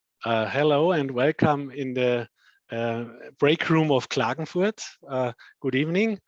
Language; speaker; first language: English; non-native, fluent; German